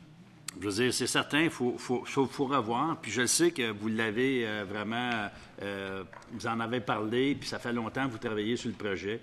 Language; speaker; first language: French; native; French